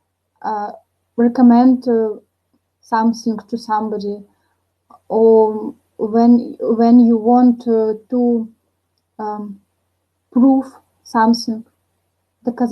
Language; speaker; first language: English; non-native, learner; Russian